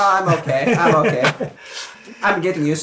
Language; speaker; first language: English; non-native, learner; Japanese